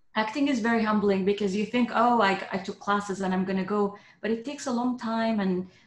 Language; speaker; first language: English; non-native, fluent; Arabic